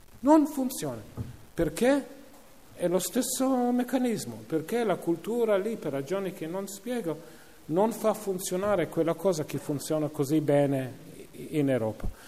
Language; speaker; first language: Italian; non-native, fluent; English